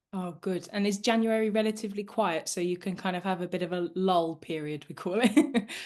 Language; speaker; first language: English; native; English